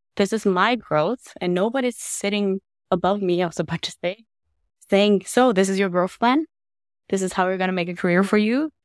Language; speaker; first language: English; non-native, fluent; Norwegian